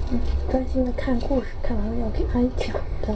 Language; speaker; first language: Chinese; native; Chinese